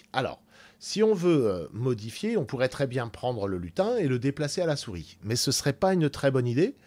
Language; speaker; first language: French; native; French